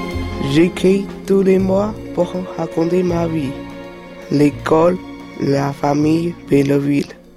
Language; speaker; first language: French; early bilingual, other home language; Chinese